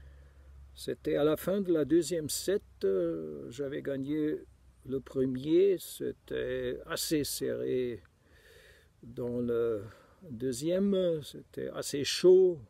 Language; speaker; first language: French; non-native, fluent; German